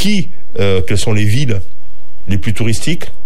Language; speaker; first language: French; native; French